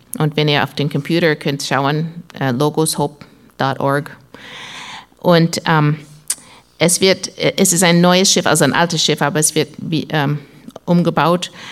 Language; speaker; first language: German; non-native, learner; English